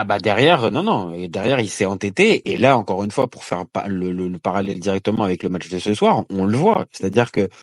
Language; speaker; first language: French; native; French